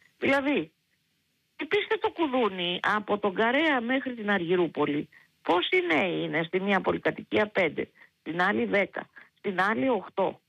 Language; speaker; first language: Greek; native; Greek